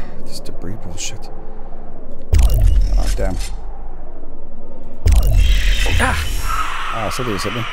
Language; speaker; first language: English; native; English